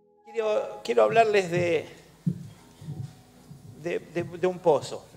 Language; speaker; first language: Spanish; native; Spanish